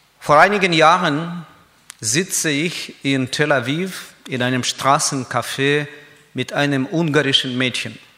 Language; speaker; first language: German; non-native, fluent; Russian